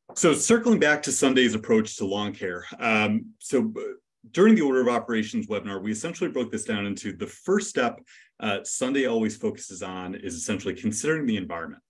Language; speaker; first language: English; native; English